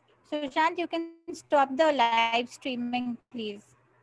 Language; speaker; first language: English; non-native, local second language; Marathi